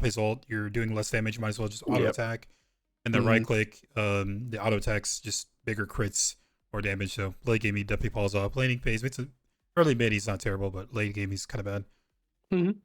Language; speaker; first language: English; native; English